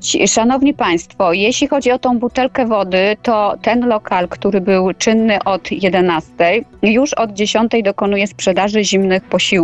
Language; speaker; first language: Polish; native; Polish